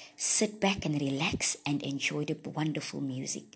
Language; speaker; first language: English; non-native, local second language; Afrikaans